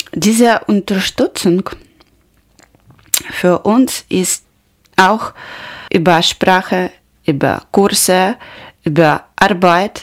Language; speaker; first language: German; non-native, learner; Ukrainian